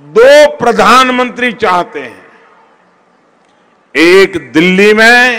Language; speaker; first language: Hindi; non-native, local second language; Gujarati